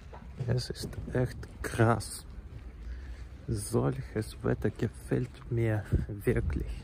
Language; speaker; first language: German; non-native, learner; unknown